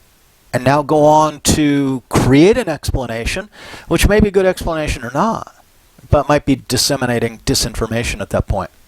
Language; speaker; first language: English; native; English